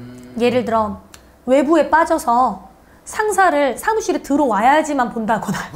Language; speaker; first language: Korean; native; Korean